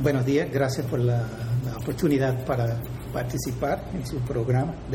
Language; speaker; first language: Spanish; non-native, fluent; English